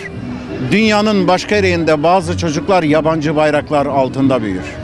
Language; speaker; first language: Turkish; native; Turkish